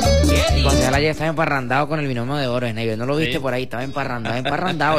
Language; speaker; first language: Spanish; native; Spanish